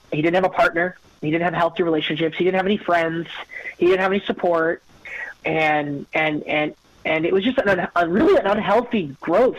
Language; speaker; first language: English; native; English